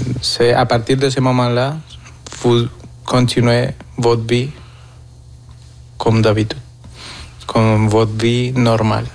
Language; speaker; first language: French; non-native, fluent; Spanish